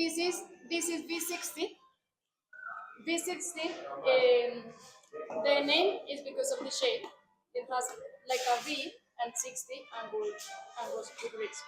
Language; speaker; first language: English; non-native, fluent; Spanish